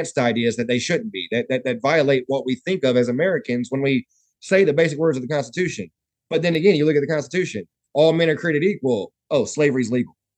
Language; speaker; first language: English; native; English